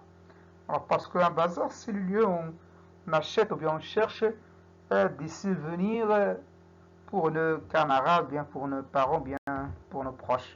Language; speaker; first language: French; non-native, local second language; Arabic